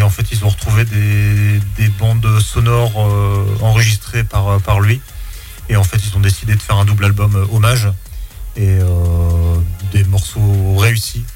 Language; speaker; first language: French; native; French